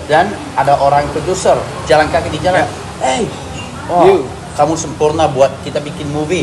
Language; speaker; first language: Indonesian; non-native, fluent; English